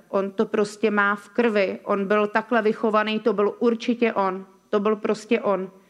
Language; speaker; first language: Czech; native; Czech